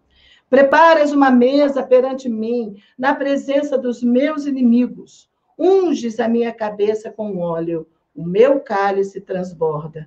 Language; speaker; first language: Portuguese; native; Portuguese